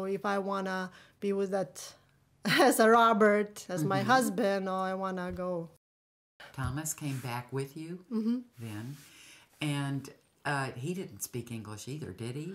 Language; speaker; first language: English; non-native, fluent; Lithuanian